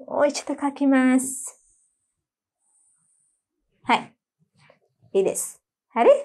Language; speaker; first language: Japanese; non-native, learner; Sinhala